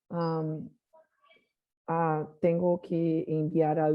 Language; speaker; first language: Spanish; non-native, learner; Portuguese